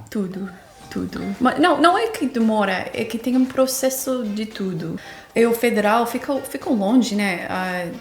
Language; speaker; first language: Portuguese; non-native, fluent; English